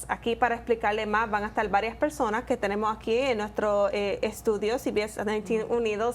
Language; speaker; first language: Spanish; native; Spanish